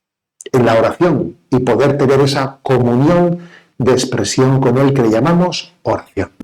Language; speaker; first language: Spanish; native; Spanish